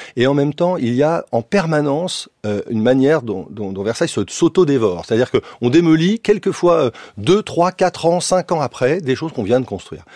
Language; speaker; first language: French; native; French